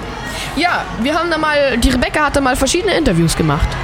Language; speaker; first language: German; native; German